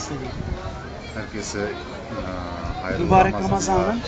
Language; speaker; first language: Turkish; non-native, learner; Uzbek